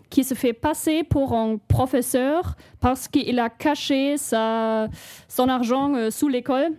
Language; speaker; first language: French; non-native, fluent; German